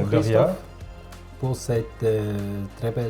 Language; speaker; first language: French; non-native, local second language; German